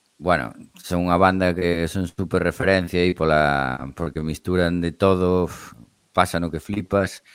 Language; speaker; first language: Galician; native; Galician